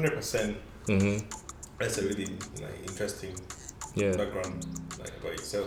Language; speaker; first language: English; native; English